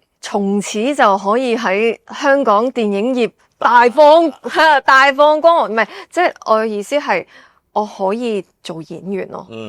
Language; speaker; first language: Cantonese; native; Cantonese